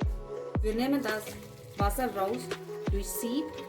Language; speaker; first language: German; non-native, learner; Urdu